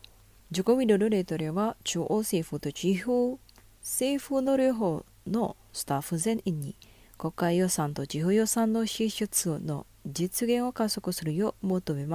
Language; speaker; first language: Japanese; non-native, fluent; Indonesian